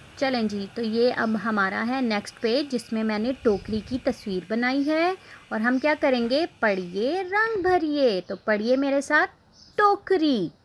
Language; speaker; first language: Urdu; native; Urdu